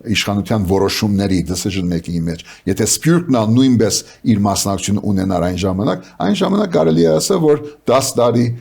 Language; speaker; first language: Armenian; early bilingual, heritage; Armenian